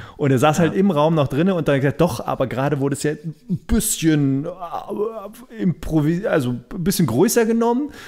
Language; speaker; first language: German; native; German